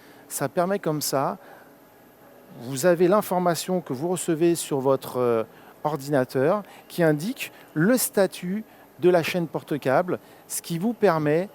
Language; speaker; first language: French; native; French